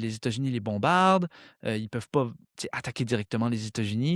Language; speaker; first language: French; native; French